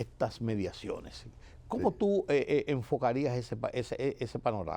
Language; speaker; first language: Spanish; native; Spanish